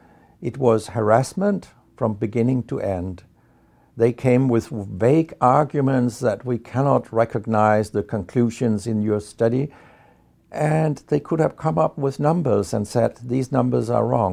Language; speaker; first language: English; non-native, fluent; Danish